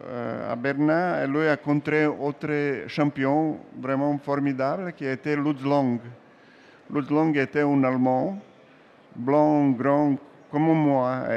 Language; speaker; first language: French; non-native, learner; Serbian